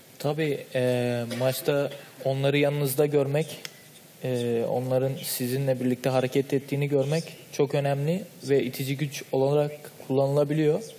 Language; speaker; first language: Turkish; native; Turkish